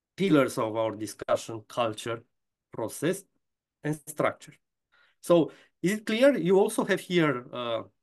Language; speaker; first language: English; non-native, fluent; Romanian